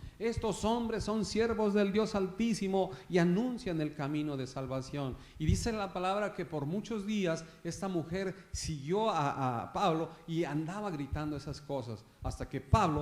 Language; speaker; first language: Spanish; native; Spanish